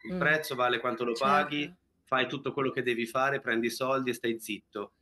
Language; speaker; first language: Italian; native; Italian